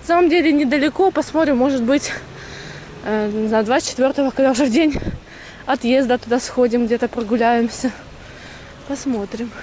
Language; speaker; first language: Russian; native; Russian